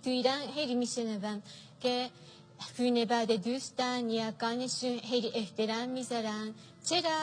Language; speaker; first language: Persian; non-native, fluent; Japanese